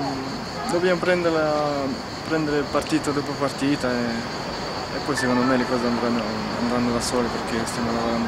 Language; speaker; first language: Italian; non-native, fluent; French